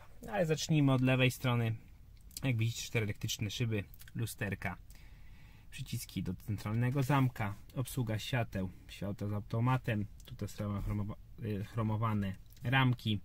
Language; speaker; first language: Polish; native; Polish